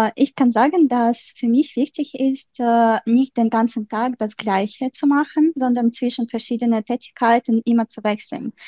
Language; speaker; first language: German; non-native, fluent; Ukrainian